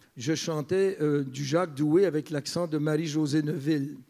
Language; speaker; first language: French; native; French